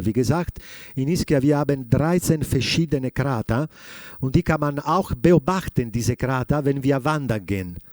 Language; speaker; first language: German; non-native, fluent; Italian